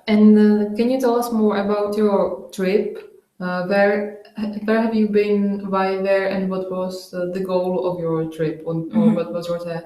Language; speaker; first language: English; non-native, fluent; Czech